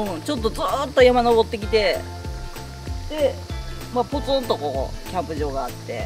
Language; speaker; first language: Japanese; native; Japanese